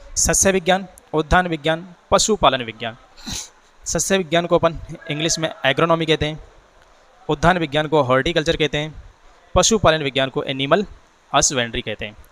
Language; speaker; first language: Hindi; native; Hindi